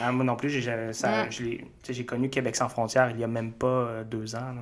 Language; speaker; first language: French; native; French